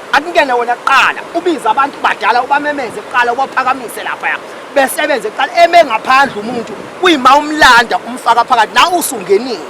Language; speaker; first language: Zulu; native; Zulu